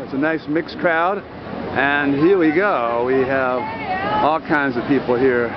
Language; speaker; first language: English; native; English